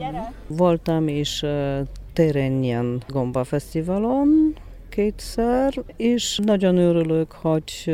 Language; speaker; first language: Hungarian; non-native, learner; Polish